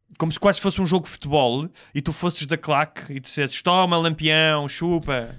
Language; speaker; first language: Portuguese; native; Portuguese